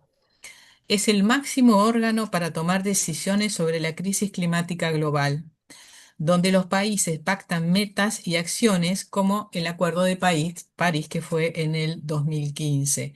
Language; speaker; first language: Spanish; native; Spanish